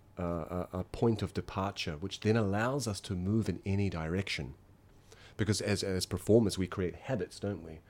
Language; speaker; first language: English; native; English